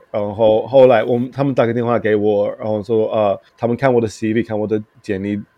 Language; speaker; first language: Chinese; non-native, fluent; English